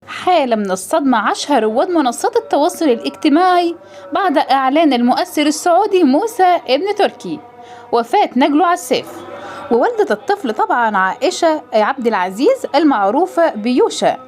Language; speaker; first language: Arabic; native; Arabic